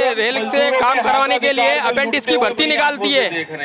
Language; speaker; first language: Hindi; non-native, local second language; Marathi